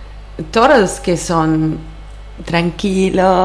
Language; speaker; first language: Spanish; non-native, learner; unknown